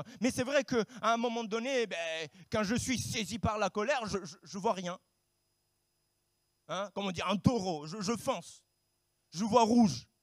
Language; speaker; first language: French; native; French